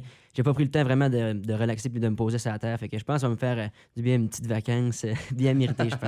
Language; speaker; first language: French; native; French